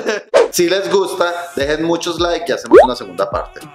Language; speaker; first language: Spanish; native; Spanish